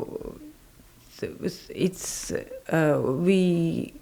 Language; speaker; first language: English; non-native, learner; Japanese